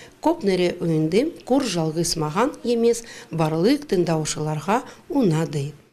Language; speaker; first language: Kazakh; non-native, local second language; Russian